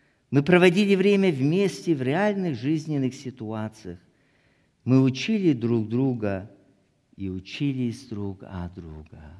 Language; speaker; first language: Russian; native; Russian